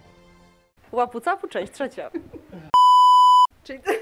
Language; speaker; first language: Polish; native; Polish